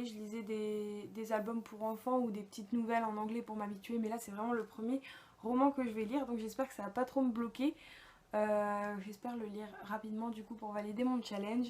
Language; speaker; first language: French; native; French